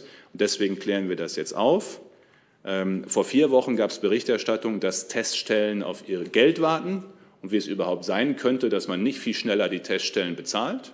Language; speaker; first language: German; native; German